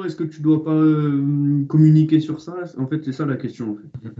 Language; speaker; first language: French; native; French